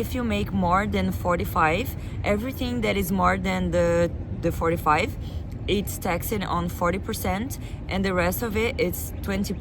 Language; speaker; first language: English; non-native, fluent; Portuguese